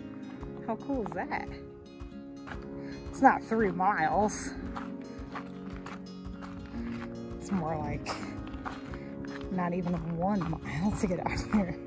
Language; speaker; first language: English; native; English